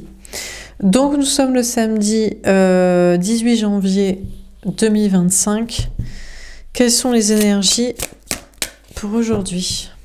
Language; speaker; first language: French; native; French